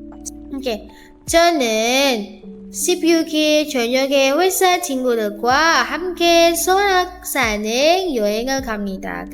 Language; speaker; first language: Korean; non-native, learner; Indonesian